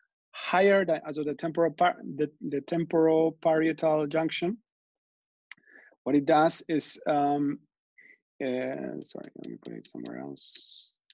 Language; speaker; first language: English; non-native, fluent; Spanish